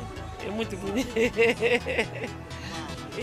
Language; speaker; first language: Portuguese; non-native, learner; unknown